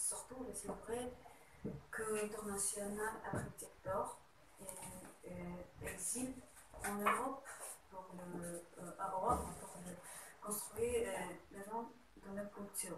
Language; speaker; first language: French; non-native, learner; Georgian